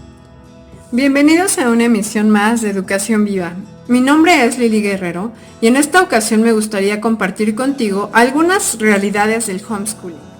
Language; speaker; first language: Spanish; native; Spanish